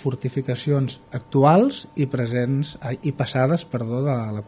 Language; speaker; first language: Catalan; native; Catalan